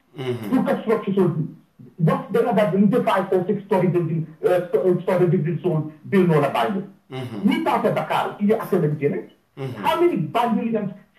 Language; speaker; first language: English; non-native, local second language; Wolof